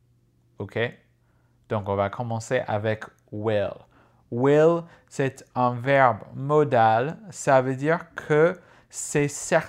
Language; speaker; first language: French; non-native, fluent; English